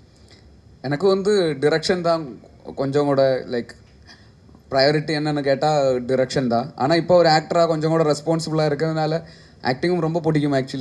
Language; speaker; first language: Tamil; non-native, learner; Malayalam